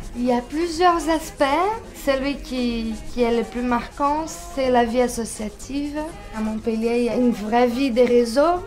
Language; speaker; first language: French; non-native, fluent; Portuguese